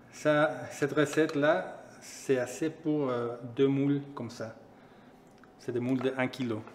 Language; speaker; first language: French; non-native, fluent; Spanish